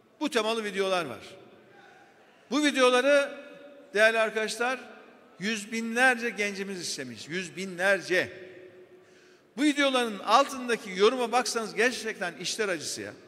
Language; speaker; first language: Turkish; native; Turkish